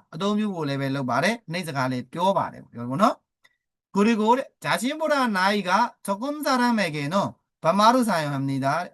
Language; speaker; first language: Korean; non-native, fluent; Burmese